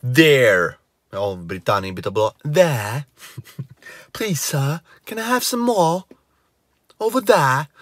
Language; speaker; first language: English; non-native, fluent; Czech